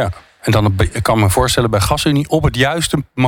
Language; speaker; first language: Dutch; native; Dutch